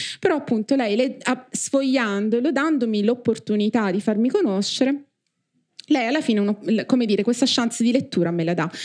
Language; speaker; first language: Italian; native; Italian